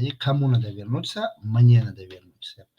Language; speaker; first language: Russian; non-native, fluent; Tajik